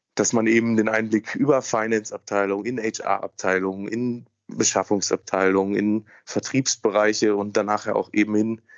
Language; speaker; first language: German; native; German